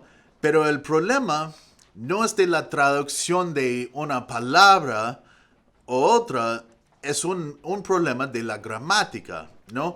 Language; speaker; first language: Spanish; non-native, fluent; English